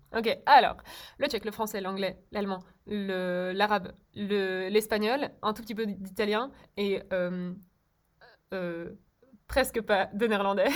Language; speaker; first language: French; early bilingual, other home language; Czech